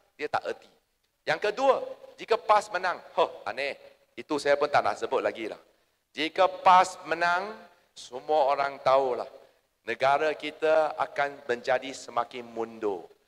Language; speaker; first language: Malay; native; Malay